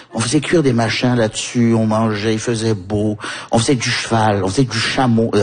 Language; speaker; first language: French; early bilingual, heritage; French